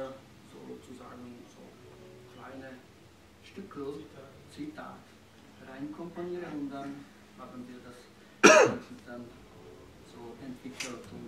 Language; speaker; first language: German; non-native, fluent; Slovak